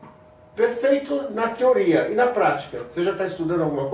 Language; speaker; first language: Portuguese; native; Portuguese